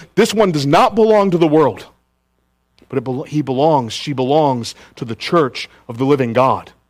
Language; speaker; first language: English; native; English